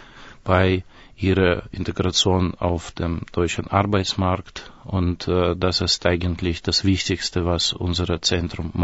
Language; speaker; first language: German; non-native, fluent; Russian